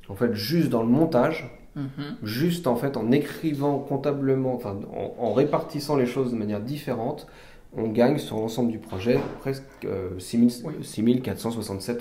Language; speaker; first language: French; native; French